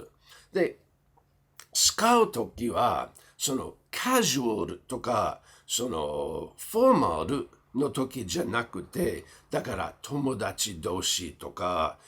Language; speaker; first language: Japanese; non-native, fluent; English